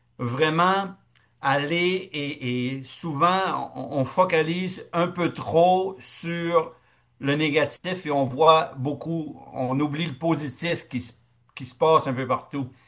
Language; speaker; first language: French; native; French